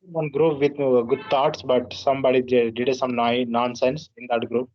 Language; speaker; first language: English; non-native, learner; Telugu